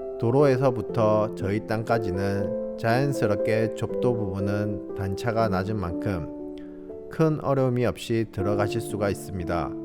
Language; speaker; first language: Korean; native; Korean